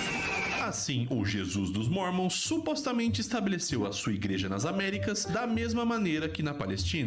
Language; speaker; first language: Portuguese; native; Portuguese